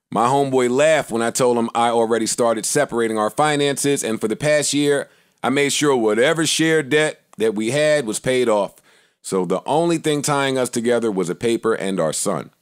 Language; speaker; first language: English; native; English